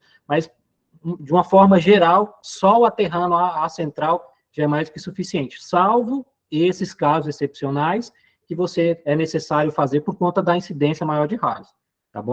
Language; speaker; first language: Portuguese; native; Portuguese